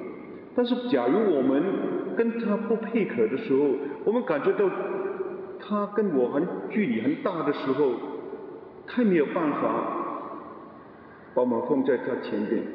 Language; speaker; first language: Chinese; non-native, local second language; Cantonese